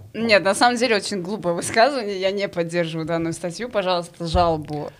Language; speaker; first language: Russian; non-native, fluent; Arabic